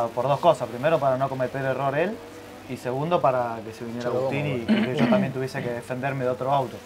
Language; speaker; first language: Spanish; native; Spanish